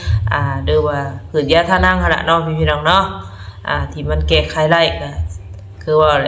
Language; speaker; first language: Thai; non-native, local second language; Lao